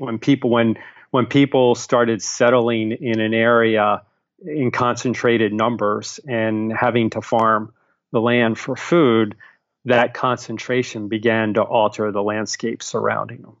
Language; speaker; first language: English; native; English